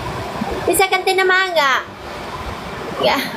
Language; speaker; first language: Indonesian; non-native, learner; Vietnamese